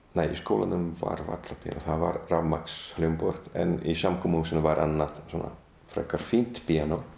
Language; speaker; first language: Icelandic; non-native, fluent; Hungarian